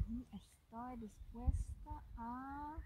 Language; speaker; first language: Spanish; non-native, learner; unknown